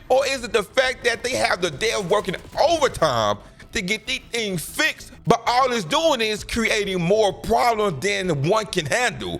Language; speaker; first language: English; native; English